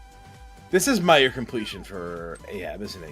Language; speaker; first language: English; native; English